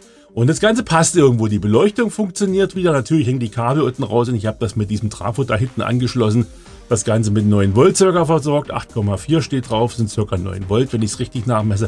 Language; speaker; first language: German; native; German